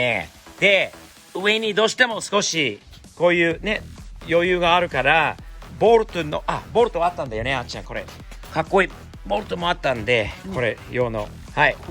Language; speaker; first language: Japanese; non-native, fluent; English